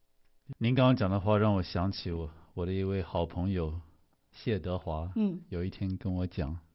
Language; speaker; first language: Chinese; native; Chinese